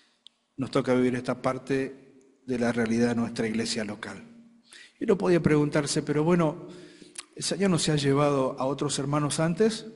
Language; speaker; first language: Spanish; native; Spanish